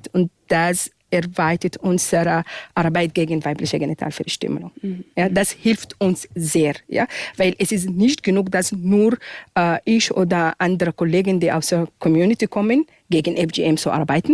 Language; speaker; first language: German; non-native, fluent; Arabic